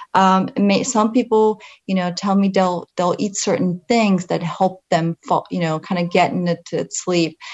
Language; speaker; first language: English; non-native, fluent; Polish